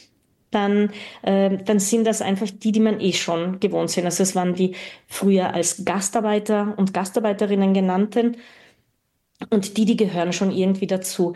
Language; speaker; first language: German; native; German